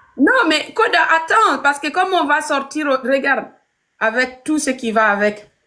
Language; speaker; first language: French; non-native, local second language; Fula